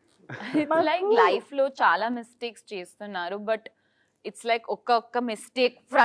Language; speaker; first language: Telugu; non-native, learner; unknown